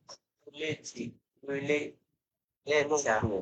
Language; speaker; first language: Italian; non-native, learner; Bangla